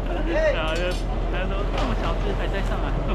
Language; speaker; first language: Chinese; native; Chinese